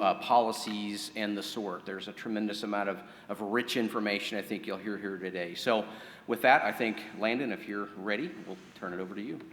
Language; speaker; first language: English; native; English